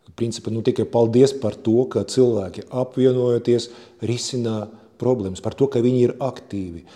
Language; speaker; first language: Latvian; non-native, local second language; Russian